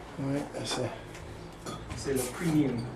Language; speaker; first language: French; non-native, learner; English